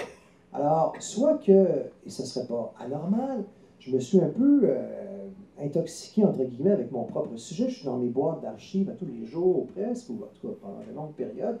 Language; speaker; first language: French; native; French